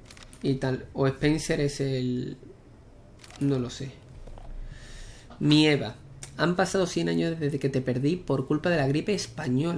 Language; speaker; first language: Spanish; native; Spanish